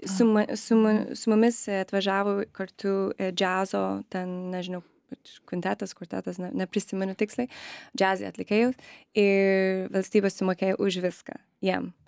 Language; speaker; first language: Lithuanian; early bilingual, other home language; English